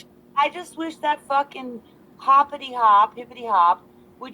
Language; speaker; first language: English; native; English